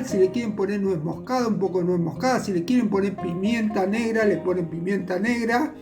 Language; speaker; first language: Spanish; native; Spanish